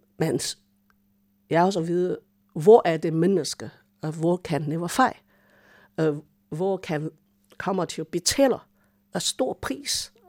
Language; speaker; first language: Danish; non-native, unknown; Chinese